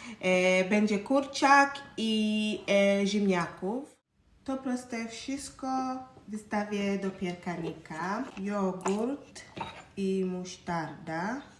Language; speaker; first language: Polish; non-native, learner; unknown